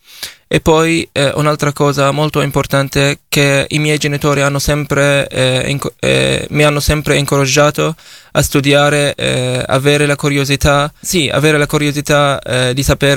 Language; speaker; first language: Italian; non-native, fluent; Arabic